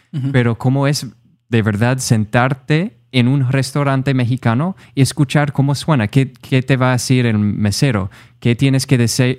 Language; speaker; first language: Spanish; non-native, fluent; English